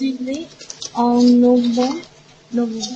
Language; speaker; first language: French; non-native, learner; Chinese